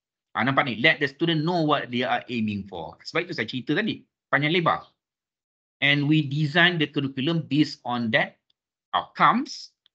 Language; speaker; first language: English; non-native, local second language; Malay